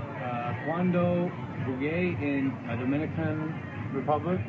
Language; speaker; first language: Spanish; non-native, learner; English